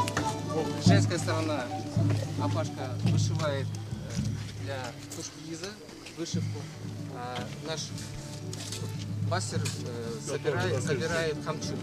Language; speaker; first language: Russian; non-native, local second language; Kyrgyz